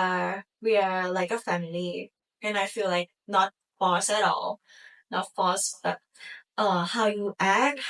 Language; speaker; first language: English; non-native, learner; Thai